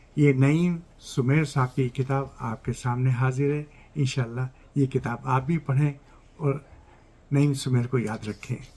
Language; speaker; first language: Urdu; native; Urdu